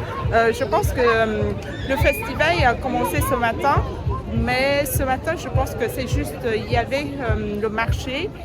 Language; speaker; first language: French; non-native, learner; Vietnamese